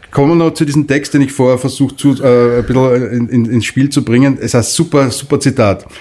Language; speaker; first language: German; native; German